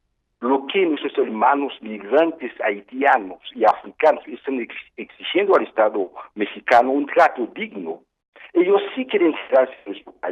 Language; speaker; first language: Spanish; non-native, fluent; Haitian Creole